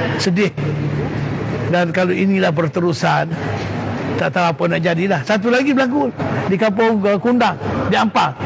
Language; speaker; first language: Malay; native; Malay